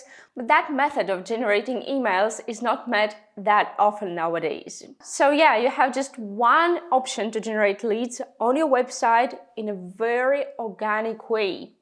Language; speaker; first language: English; non-native, fluent; Russian